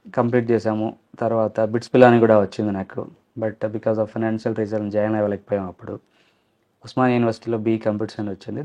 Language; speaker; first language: Telugu; non-native, local second language; Lambadi